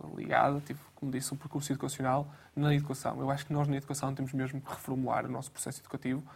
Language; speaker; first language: Portuguese; native; Portuguese